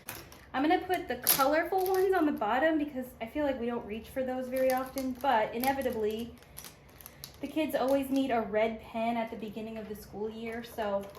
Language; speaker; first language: English; native; English